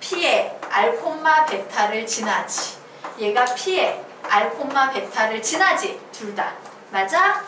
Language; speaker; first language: Korean; native; Korean